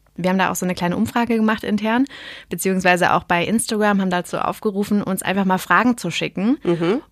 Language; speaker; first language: German; native; German